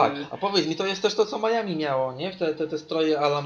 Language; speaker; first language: Polish; native; Polish